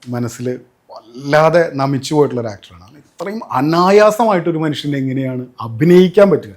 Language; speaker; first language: Malayalam; native; Malayalam